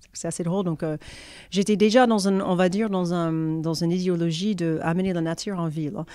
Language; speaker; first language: French; non-native, fluent; English